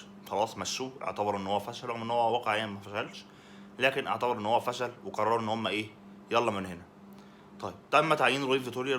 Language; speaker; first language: Arabic; native; Arabic